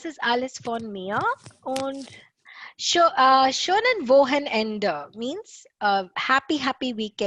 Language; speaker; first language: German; non-native, fluent; Tamil